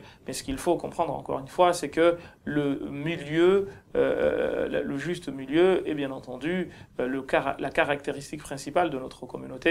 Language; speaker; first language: French; non-native, local second language; Ngazidja Comorian